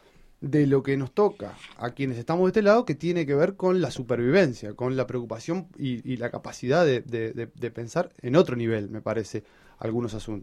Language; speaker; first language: Spanish; native; Spanish